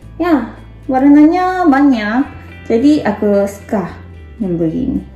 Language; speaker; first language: Indonesian; non-native, learner; Japanese